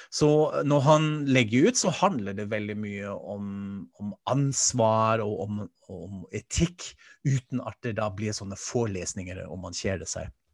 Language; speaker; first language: Norwegian; non-native, fluent; German